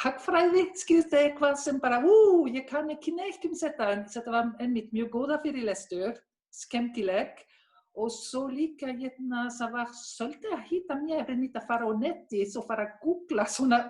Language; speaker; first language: Icelandic; non-native, learner; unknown